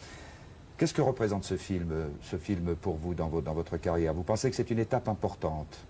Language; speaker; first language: French; native; French